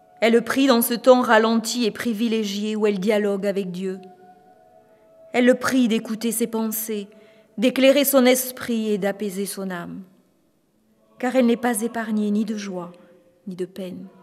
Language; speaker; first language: French; native; French